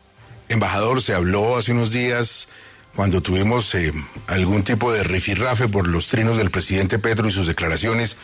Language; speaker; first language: Spanish; native; Spanish